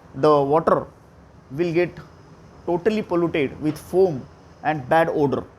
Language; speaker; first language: Hindi; non-native, local second language; Marathi